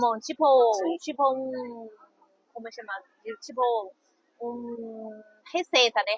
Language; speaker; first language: Portuguese; non-native, fluent; Chinese